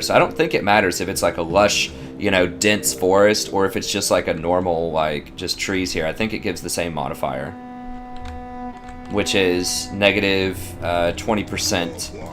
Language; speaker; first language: English; native; English